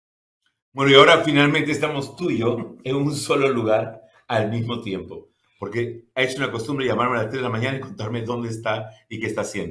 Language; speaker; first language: Spanish; native; Spanish